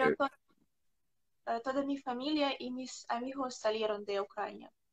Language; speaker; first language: Spanish; non-native, learner; Ukrainian